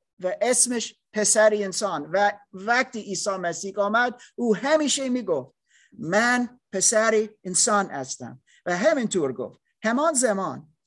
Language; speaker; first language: Persian; non-native, learner; English